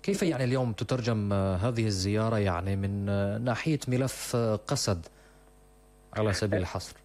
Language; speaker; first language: Arabic; native; Arabic